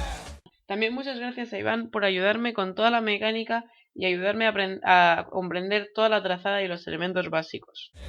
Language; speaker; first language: Spanish; native; Spanish